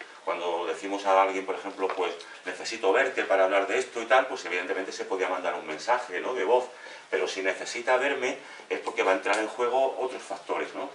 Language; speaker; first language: Spanish; native; Spanish